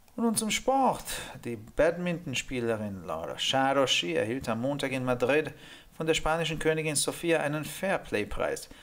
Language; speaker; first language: German; non-native, fluent; Hungarian